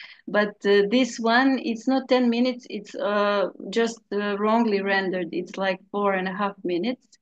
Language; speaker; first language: English; non-native, learner; Serbian